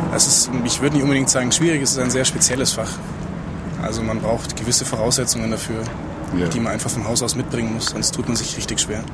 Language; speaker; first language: German; native; German